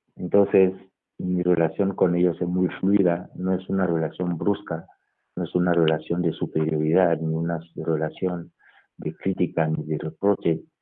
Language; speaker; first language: Spanish; non-native, fluent; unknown